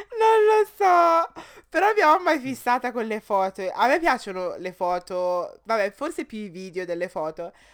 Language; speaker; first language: Italian; early bilingual, other home language; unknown